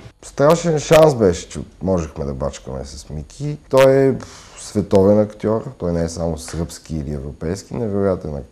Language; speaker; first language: Bulgarian; native; Bulgarian